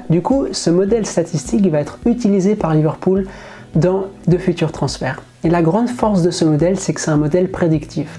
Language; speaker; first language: French; native; French